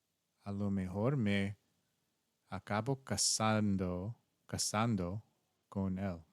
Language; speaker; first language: Spanish; non-native, learner; English